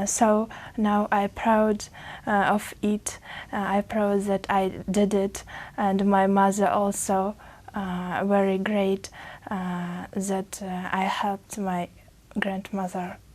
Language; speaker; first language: English; non-native, learner; Uzbek